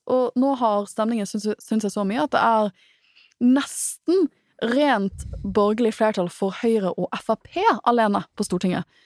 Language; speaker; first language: Norwegian; native; Norwegian